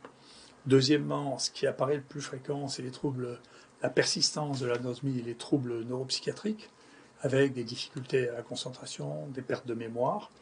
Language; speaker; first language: French; native; French